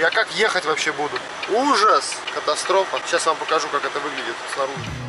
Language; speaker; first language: Russian; native; Russian